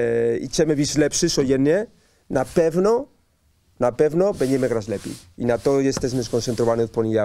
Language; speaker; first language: Polish; non-native, learner; Spanish